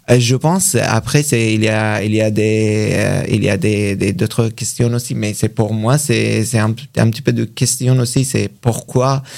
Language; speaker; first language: French; non-native, learner; Persian